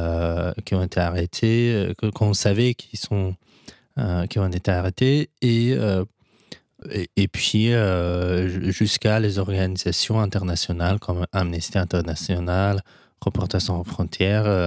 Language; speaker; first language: French; non-native, fluent; Persian